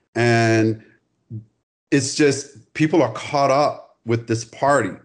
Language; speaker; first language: English; native; English